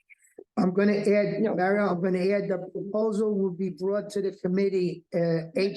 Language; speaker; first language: English; native; English